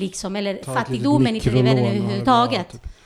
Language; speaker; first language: Swedish; non-native, fluent; Spanish